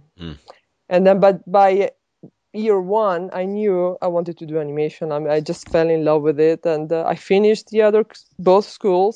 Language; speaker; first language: English; non-native, fluent; Italian